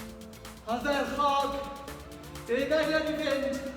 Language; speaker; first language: Welsh; non-native, local second language; English